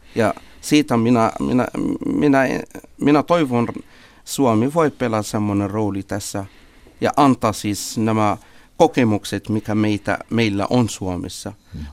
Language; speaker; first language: Finnish; non-native, fluent; Arabic